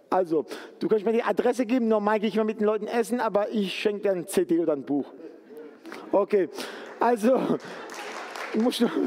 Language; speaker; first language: German; native; German